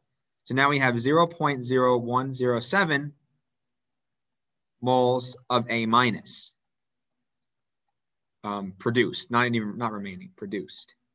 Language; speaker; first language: English; native; English